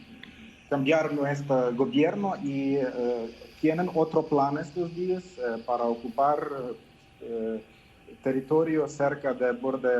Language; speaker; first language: Spanish; non-native, fluent; Ukrainian